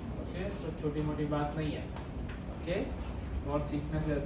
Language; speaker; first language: Hindi; non-native, local second language; Gujarati